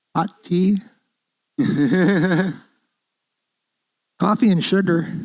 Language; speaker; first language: English; native; English